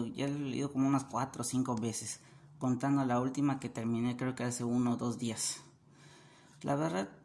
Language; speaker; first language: Spanish; native; Spanish